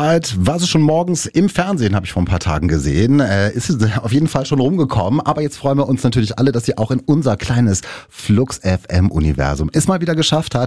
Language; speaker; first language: German; native; German